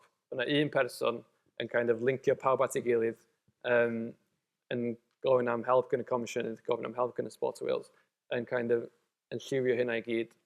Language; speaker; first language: Welsh; native; Welsh